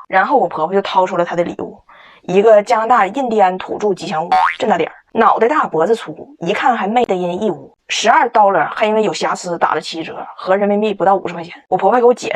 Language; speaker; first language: Chinese; native; Chinese